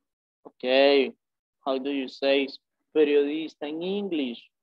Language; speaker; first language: English; non-native, fluent; Spanish